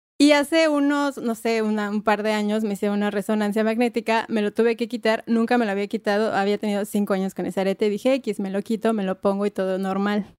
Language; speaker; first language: Spanish; native; Spanish